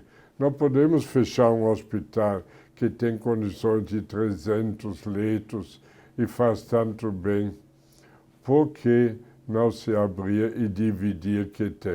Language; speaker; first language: Portuguese; non-native, fluent; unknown